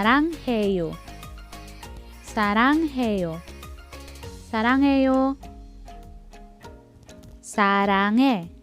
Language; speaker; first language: Korean; non-native, learner; Filipino